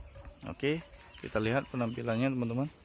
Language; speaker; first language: Indonesian; native; Indonesian